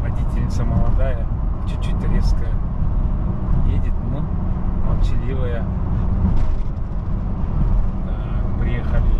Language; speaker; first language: Russian; non-native, local second language; Kyrgyz